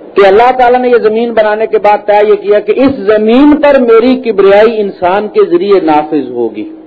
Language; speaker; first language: Urdu; non-native, local second language; Punjabi